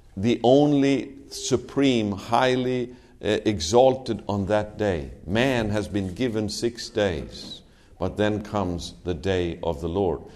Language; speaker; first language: English; non-native, fluent; Swedish